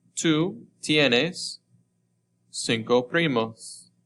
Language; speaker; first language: Spanish; non-native, fluent; English